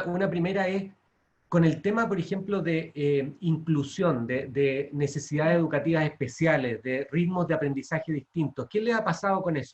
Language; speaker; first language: Spanish; native; Spanish